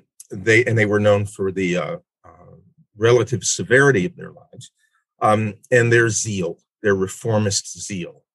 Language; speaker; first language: English; native; English